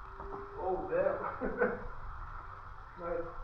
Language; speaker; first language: English; non-native, learner; Lithuanian